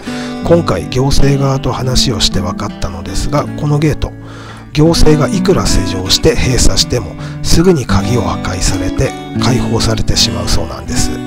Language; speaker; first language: Japanese; native; Japanese